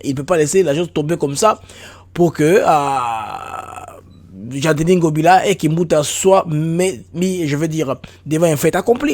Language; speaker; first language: French; non-native, local second language; Lingala